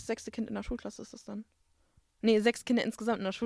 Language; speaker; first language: German; native; German